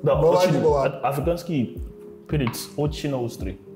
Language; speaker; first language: Russian; non-native, learner; Yoruba